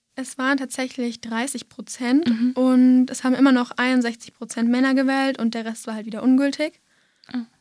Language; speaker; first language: German; native; German